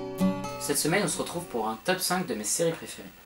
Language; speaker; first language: French; native; French